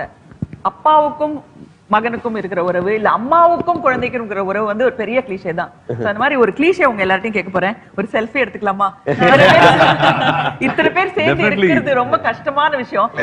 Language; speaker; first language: Tamil; native; Tamil